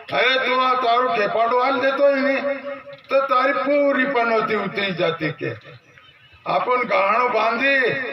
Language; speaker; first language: Gujarati; non-native, local second language; Bhili